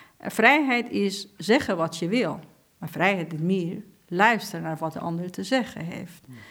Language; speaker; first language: Dutch; non-native, fluent; Persian